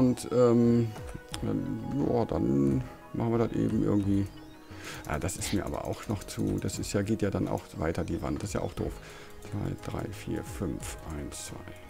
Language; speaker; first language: German; native; German